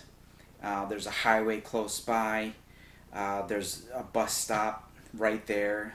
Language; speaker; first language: English; native; English